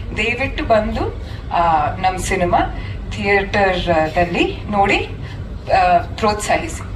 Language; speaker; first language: Kannada; non-native, learner; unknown